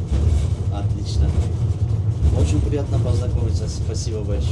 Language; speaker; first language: Russian; non-native, learner; Turkish